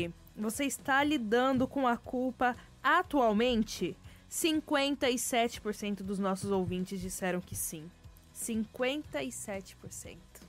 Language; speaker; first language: Portuguese; native; Portuguese